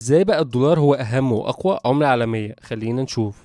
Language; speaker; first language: Arabic; native; Arabic